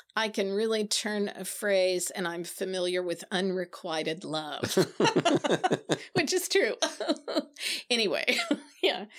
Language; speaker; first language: English; native; English